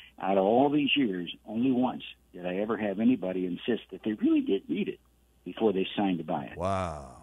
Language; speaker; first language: English; native; English